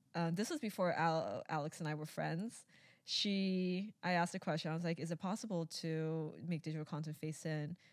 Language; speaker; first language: English; early bilingual, other home language; Chinese